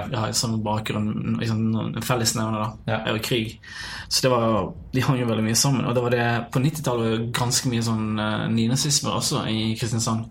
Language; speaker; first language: Norwegian; early bilingual, other home language; Bosnian